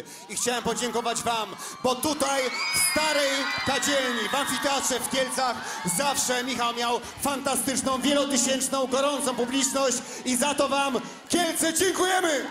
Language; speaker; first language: Polish; native; Polish